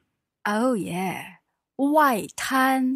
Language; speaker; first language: English; non-native, fluent; Chinese